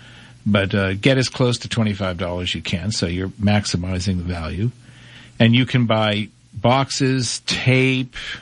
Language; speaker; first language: English; native; English